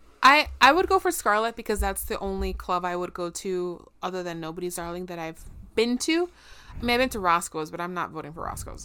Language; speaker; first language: English; early bilingual, other home language; Spanish